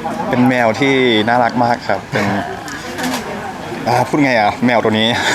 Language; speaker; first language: Thai; non-native, learner; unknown